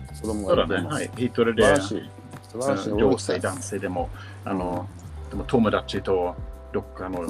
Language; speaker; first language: Japanese; non-native, learner; Swedish